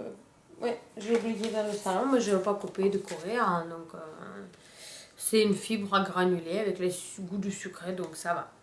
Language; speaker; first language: French; non-native, fluent; Russian